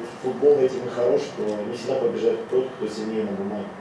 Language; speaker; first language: Russian; native; Russian